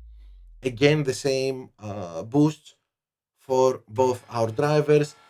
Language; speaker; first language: English; non-native, fluent; Greek